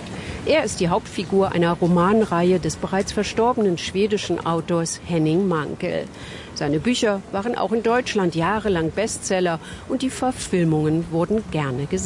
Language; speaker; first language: German; native; German